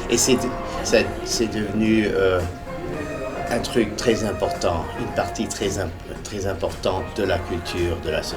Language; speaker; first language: French; early bilingual, heritage; English